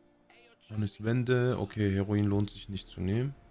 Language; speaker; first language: German; early bilingual, other home language; Turkish